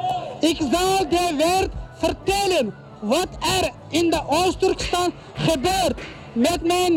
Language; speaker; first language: Dutch; non-native, learner; Uyghur